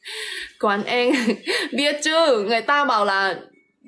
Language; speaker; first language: Vietnamese; non-native, fluent; Lao